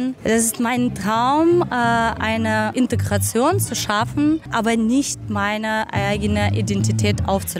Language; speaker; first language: German; non-native, fluent; Ukrainian